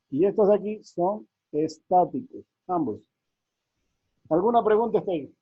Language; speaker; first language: Spanish; native; Spanish